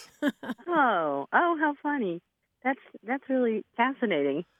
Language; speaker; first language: English; native; English